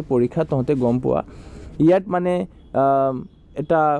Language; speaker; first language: Hindi; non-native, local second language; Assamese